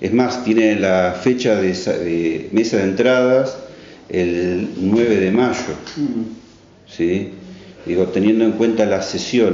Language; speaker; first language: Spanish; native; Spanish